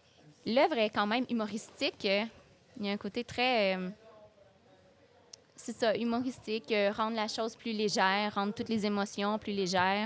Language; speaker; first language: French; native; French